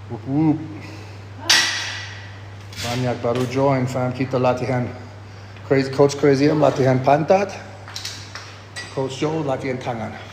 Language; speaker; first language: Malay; non-native, learner; English